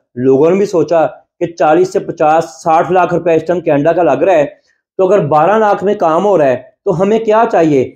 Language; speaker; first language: Urdu; non-native, local second language; Punjabi